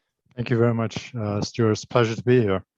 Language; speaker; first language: English; native; English